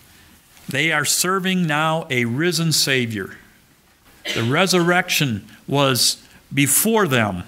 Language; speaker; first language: English; native; English